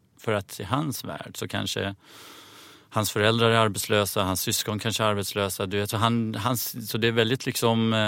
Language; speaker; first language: Swedish; early bilingual, other home language; Persian